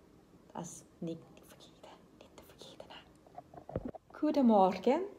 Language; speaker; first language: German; non-native, learner; Thai